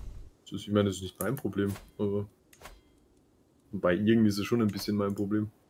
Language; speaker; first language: German; native; German